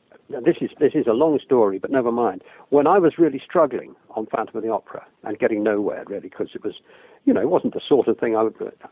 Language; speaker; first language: English; native; English